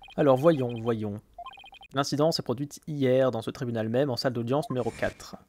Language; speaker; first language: French; native; French